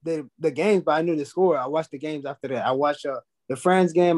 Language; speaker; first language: English; non-native, local second language; Zulu